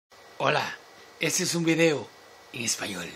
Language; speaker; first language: Spanish; non-native, learner; English